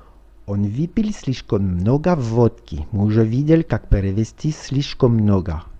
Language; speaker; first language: Russian; non-native, fluent; French